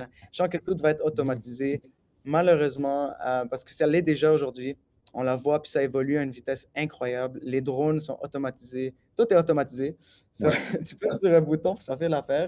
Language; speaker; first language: French; native; French